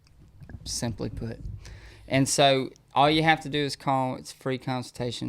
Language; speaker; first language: English; native; English